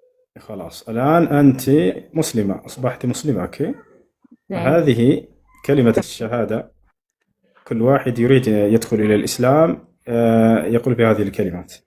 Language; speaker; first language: Arabic; non-native, fluent; Amharic